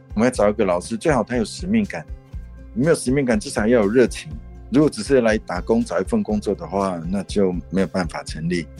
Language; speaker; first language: Chinese; non-native, local second language; Amis